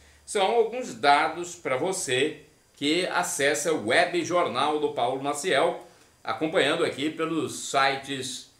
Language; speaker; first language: Portuguese; native; Portuguese